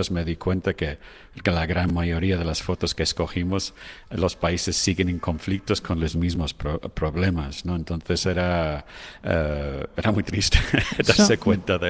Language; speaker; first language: Spanish; non-native, fluent; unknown